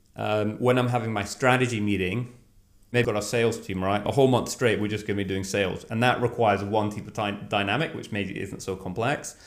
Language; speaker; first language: English; native; English